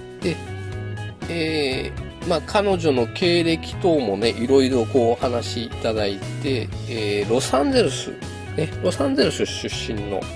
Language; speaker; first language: Japanese; native; Japanese